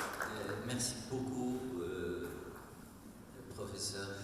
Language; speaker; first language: French; non-native, local second language; Arabic